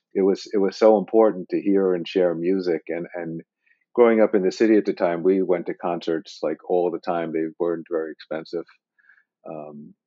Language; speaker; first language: English; native; English